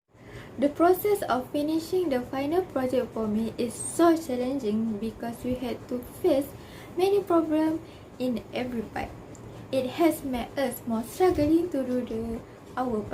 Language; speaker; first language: English; non-native, local second language; Malay